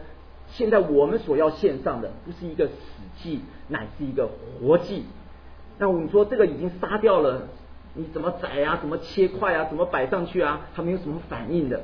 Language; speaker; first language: Chinese; native; Chinese